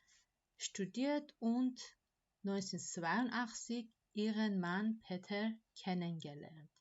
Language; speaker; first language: German; non-native, fluent; Persian